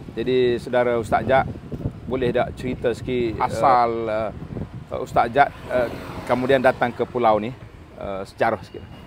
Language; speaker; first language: Malay; native; Malay